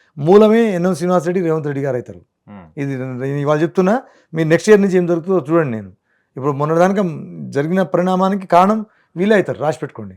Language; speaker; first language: Telugu; non-native, local second language; Lambadi